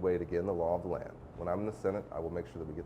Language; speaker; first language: English; native; English